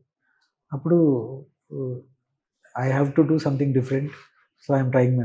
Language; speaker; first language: Telugu; non-native, learner; Malayalam